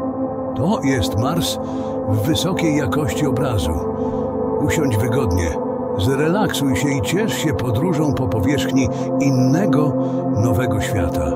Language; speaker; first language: Polish; native; Polish